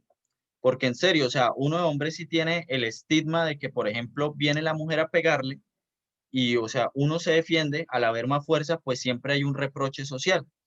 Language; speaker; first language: Spanish; native; Spanish